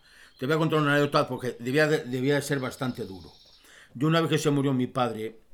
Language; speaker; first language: Spanish; native; Spanish